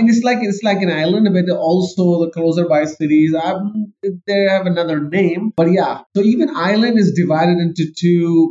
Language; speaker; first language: English; non-native, local second language; Urdu